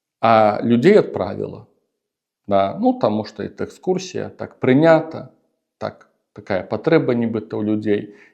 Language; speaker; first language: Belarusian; non-native, local second language; Russian